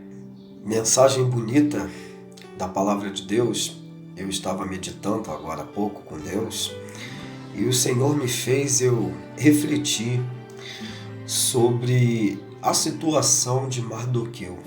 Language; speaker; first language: Portuguese; native; Portuguese